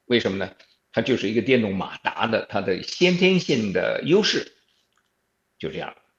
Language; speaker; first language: Chinese; native; Chinese